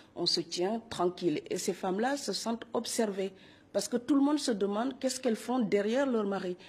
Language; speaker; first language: French; non-native, local second language; Serer